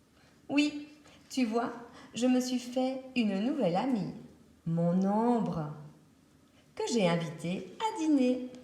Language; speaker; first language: French; native; French